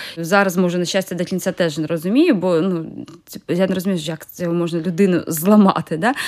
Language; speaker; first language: Ukrainian; native; Ukrainian